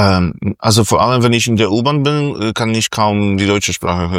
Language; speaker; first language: German; non-native, fluent; Polish